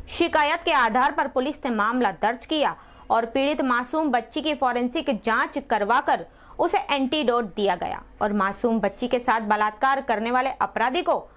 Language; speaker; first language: Hindi; non-native, local second language; Gujarati